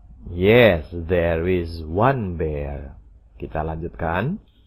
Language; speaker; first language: English; non-native, fluent; Indonesian